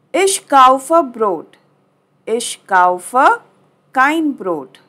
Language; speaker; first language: German; non-native, fluent; Hindi